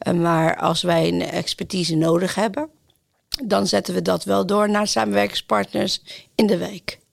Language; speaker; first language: Dutch; non-native, fluent; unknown